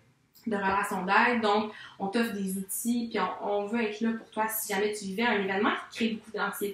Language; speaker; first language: French; native; French